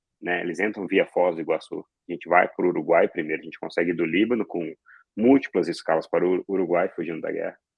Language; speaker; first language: Portuguese; early bilingual, other home language; Arabic